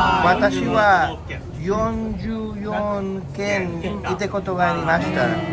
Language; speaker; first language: Japanese; non-native, learner; English